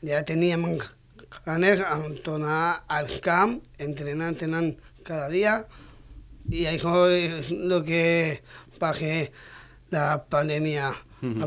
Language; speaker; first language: Catalan; non-native, local second language; Spanish